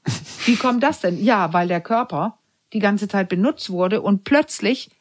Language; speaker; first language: German; non-native, fluent; Danish